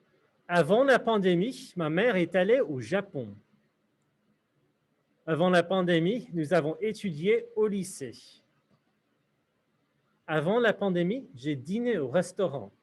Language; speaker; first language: French; non-native, fluent; English